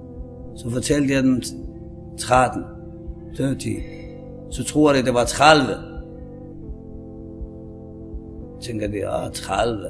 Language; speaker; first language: Danish; non-native, fluent; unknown